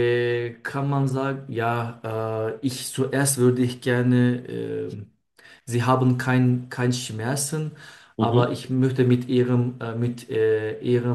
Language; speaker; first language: German; non-native, learner; Turkish